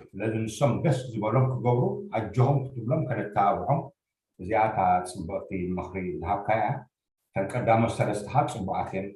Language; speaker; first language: Tigrinya; native; Tigrinya